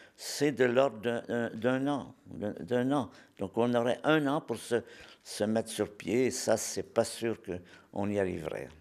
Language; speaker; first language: French; native; French